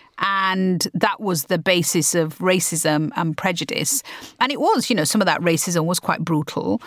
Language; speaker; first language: English; early bilingual, other home language; Punjabi